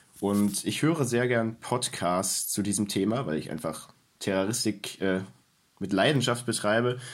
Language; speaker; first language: German; native; German